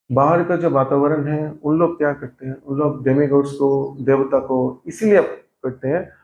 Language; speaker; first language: Hindi; non-native, local second language; Bangla